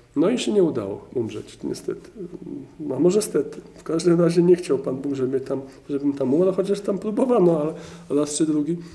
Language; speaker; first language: Polish; native; Polish